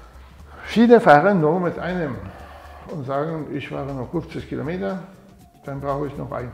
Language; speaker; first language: German; non-native, fluent; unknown